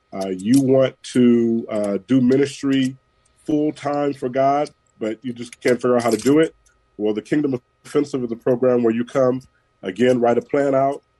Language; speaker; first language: English; native; English